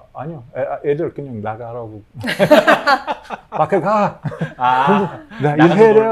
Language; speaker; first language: Korean; non-native, learner; English